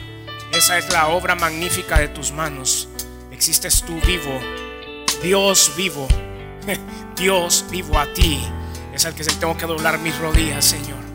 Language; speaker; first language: Spanish; native; Spanish